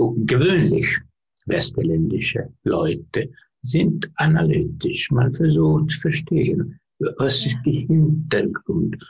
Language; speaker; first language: German; non-native, learner; Finnish